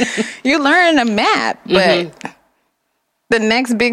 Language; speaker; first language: English; early bilingual, other home language; Jamaican Creole English